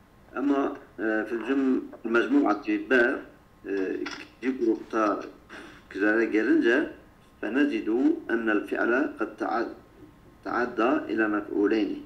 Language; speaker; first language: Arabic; non-native, learner; Turkish